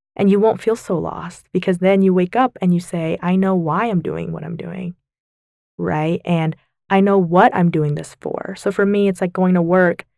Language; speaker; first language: English; early bilingual, other home language; Vietnamese